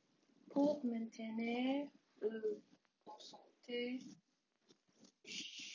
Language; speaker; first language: French; non-native, learner; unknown